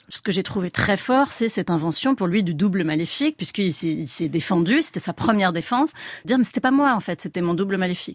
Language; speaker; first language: French; native; French